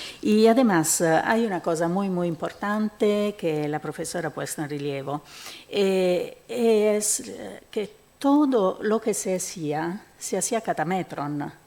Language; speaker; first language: Spanish; non-native, fluent; Italian